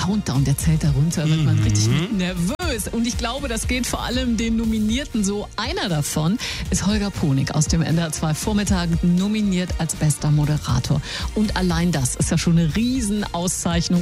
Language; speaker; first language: German; native; German